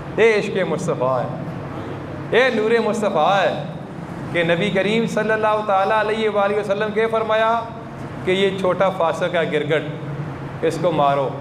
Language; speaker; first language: Urdu; non-native, local second language; Punjabi